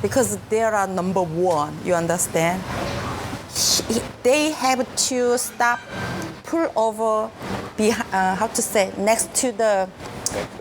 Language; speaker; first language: English; non-native, learner; Korean